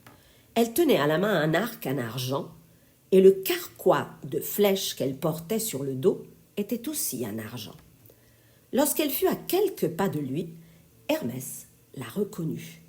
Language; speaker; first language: French; native; French